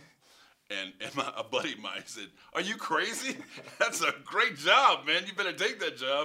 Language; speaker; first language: English; native; English